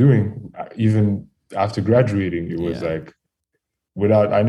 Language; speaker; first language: English; non-native, fluent; French